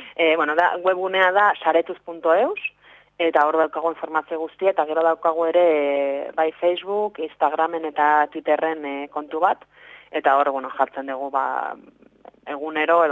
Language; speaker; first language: Basque; non-native, local second language; Spanish